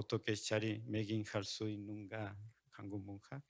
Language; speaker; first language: Korean; non-native, learner; Spanish